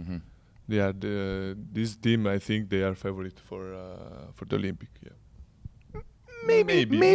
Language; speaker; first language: English; non-native, learner; Italian